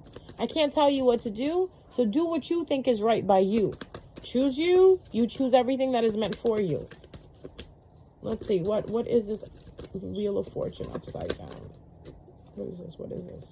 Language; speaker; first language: English; native; English